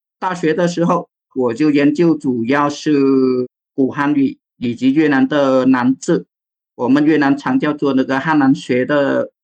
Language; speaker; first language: Chinese; non-native, fluent; Vietnamese